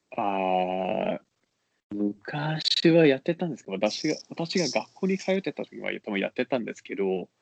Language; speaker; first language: Japanese; non-native, fluent; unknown